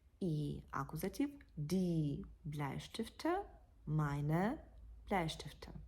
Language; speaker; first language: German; non-native, fluent; Ukrainian